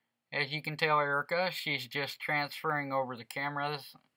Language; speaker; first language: English; early bilingual, other home language; Spanish